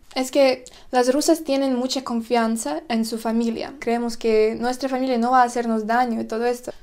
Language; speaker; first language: Spanish; non-native, fluent; Russian